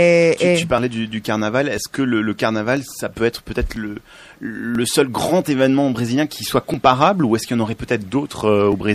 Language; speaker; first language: French; native; French